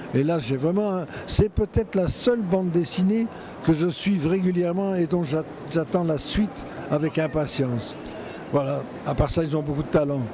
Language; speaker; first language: French; native; French